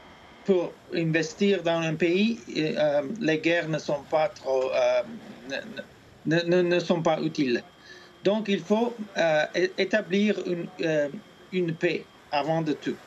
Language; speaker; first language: French; non-native, fluent; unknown